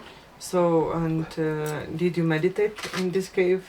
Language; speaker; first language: English; non-native, fluent; Slovenian